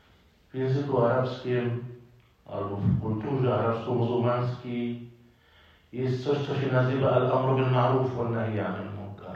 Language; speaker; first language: Polish; non-native, fluent; Arabic